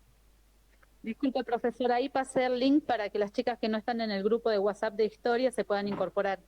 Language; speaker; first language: Spanish; native; Spanish